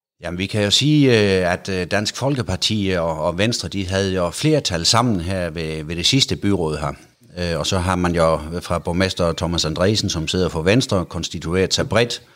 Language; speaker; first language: Danish; native; Danish